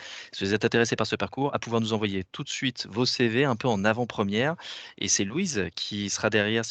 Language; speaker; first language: French; native; French